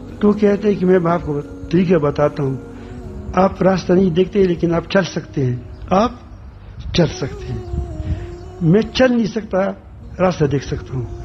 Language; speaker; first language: Urdu; non-native, local second language; Pashto